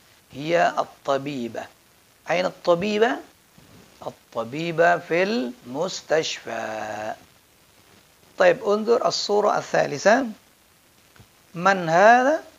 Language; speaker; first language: Arabic; non-native, fluent; Indonesian